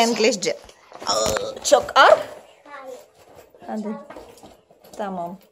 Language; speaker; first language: Turkish; non-native, learner; Russian